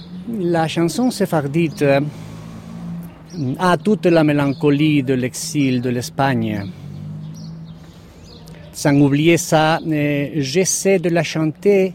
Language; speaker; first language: French; non-native, fluent; Spanish